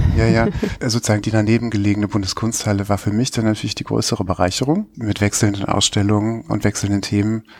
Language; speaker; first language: German; native; German